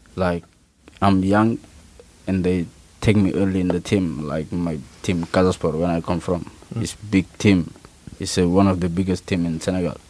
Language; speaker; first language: English; non-native, learner; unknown